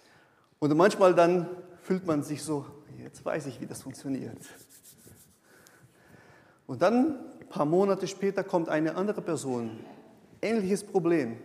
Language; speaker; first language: German; non-native, fluent; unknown